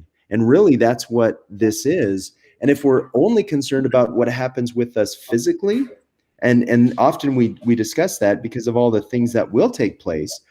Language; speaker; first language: English; native; English